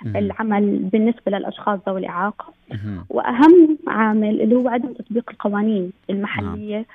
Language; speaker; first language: Arabic; native; Arabic